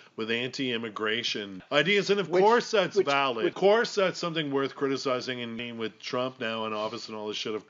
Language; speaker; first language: English; native; English